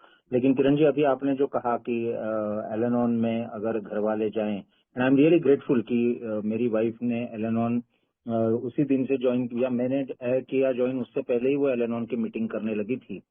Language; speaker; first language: Hindi; native; Hindi